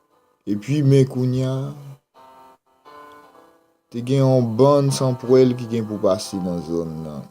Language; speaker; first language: French; non-native, local second language; Haitian Creole